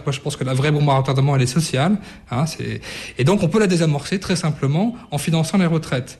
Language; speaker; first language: French; native; French